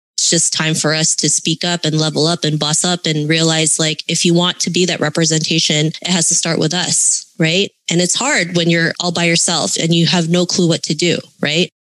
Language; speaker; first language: English; early bilingual, other home language; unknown